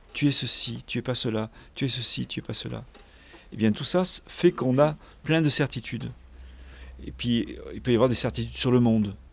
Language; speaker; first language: French; native; French